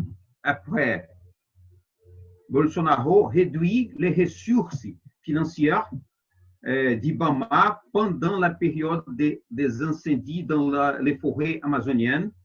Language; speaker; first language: French; non-native, fluent; Portuguese